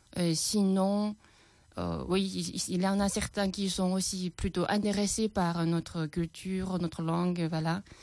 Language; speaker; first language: French; non-native, fluent; Chinese